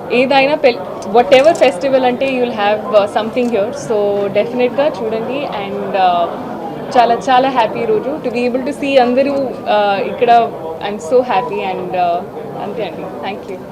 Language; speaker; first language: Telugu; non-native, fluent; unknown